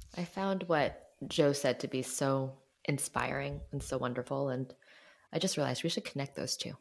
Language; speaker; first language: English; early bilingual, other home language; Chinese